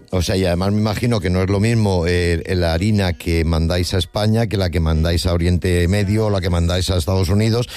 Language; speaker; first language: Spanish; native; Spanish